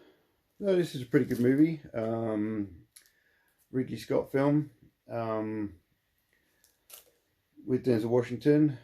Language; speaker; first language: English; native; English